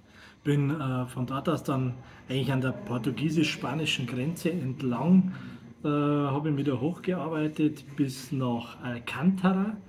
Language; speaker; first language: German; native; German